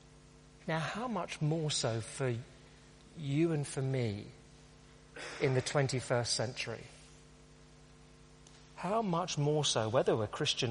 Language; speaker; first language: English; native; English